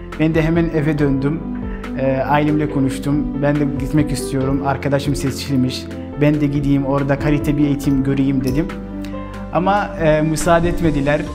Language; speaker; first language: Turkish; non-native, fluent; Arabic